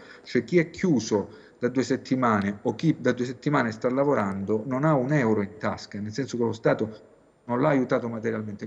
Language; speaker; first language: Italian; native; Italian